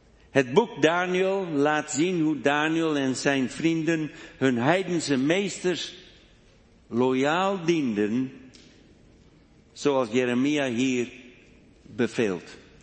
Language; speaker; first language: Dutch; non-native, fluent; English